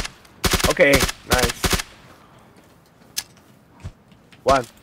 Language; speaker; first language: English; non-native, learner; Chinese